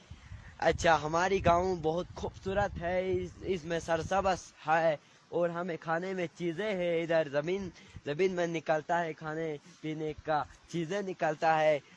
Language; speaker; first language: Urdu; non-native, local second language; Shina